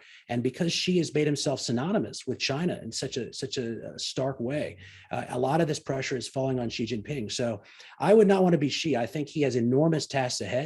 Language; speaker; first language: English; native; English